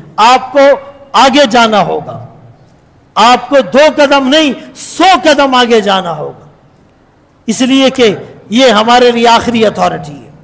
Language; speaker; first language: Urdu; non-native, local second language; Pashto